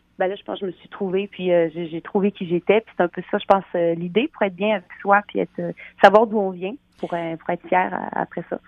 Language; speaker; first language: French; native; French